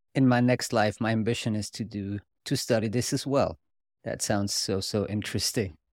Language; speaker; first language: English; non-native, fluent; German